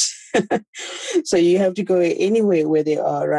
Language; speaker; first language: English; non-native, local second language; Xhosa